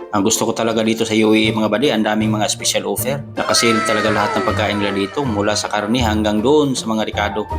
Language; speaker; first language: Filipino; non-native, local second language; Cebuano